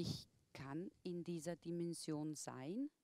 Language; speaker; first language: German; non-native, fluent; Slovak